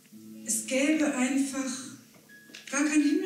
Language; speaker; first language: German; early bilingual, other home language; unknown